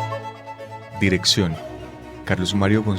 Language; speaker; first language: Spanish; native; Spanish